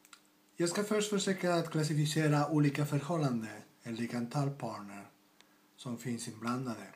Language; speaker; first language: Swedish; non-native, fluent; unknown